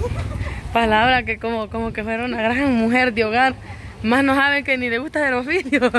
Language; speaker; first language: Spanish; native; Spanish